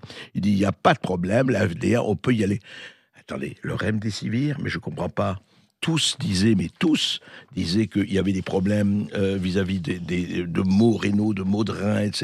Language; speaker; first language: French; native; French